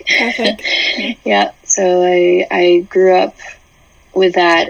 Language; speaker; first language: English; native; English